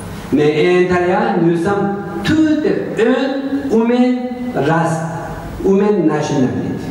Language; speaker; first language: French; non-native, learner; Tibetan